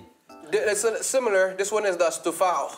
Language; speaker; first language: English; non-native, learner; Korean